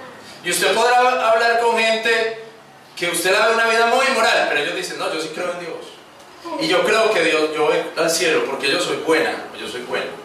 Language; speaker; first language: Spanish; native; Spanish